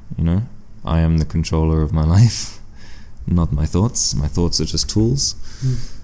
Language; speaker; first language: English; early bilingual, other home language; French